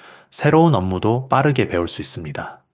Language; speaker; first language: Korean; non-native, fluent; Urdu